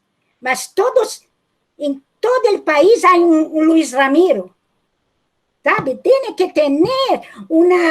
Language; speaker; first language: Spanish; non-native, fluent; Portuguese